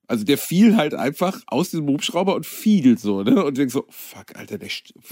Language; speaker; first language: German; native; German